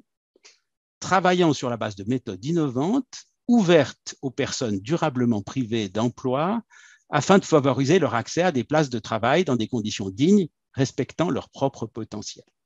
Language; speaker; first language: French; native; French